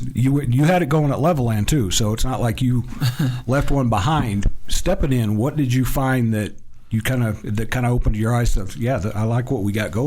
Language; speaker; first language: English; native; English